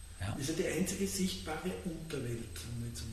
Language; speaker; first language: German; native; German